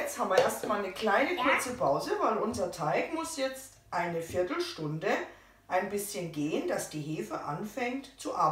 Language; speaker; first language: German; native; German